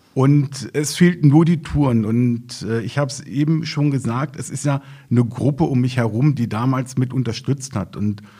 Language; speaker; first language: German; native; German